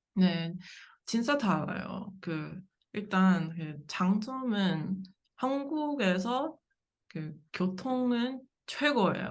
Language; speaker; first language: Korean; non-native, learner; English